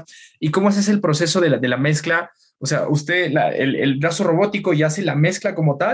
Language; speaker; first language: Spanish; native; Spanish